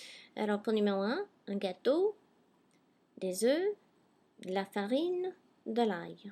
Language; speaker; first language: French; non-native, fluent; English